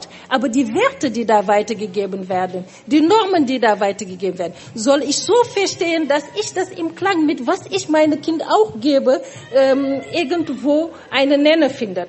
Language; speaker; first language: German; non-native, fluent; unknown